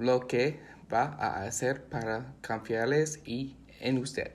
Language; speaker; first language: Spanish; non-native, learner; English